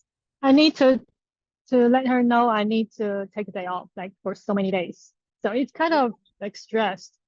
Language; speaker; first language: English; non-native, learner; Chinese